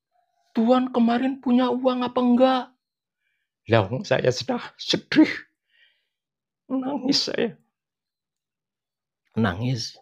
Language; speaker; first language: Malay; non-native, local second language; Javanese